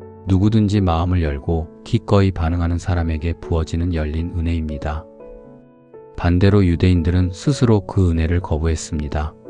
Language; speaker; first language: Korean; native; Korean